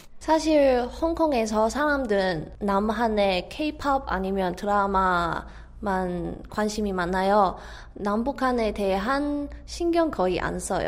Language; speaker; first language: Korean; non-native, fluent; Cantonese